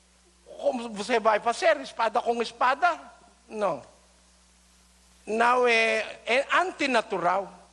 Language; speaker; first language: Portuguese; non-native, learner; Filipino